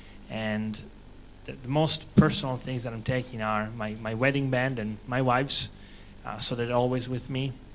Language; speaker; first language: English; non-native, fluent; Italian